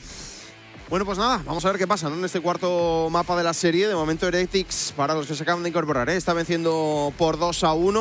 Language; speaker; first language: Spanish; native; Spanish